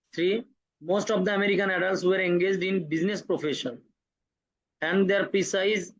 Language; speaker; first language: English; non-native, local second language; Bangla